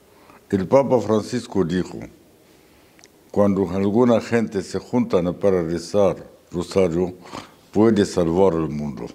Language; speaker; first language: Spanish; non-native, fluent; Arabic